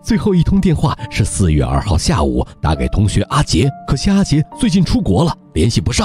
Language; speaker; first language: Chinese; native; Chinese